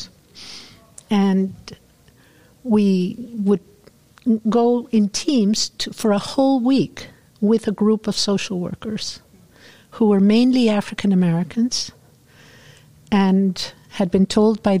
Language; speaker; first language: English; non-native, fluent; Spanish